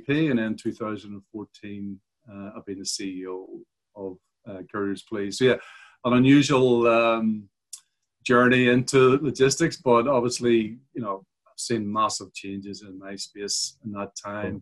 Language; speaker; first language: English; native; English